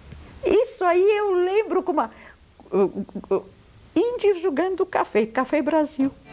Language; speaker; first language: Portuguese; non-native, fluent; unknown